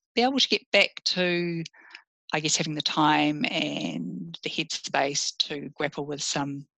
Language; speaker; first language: English; native; English